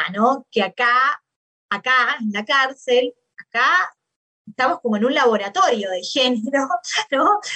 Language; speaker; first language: Spanish; native; Spanish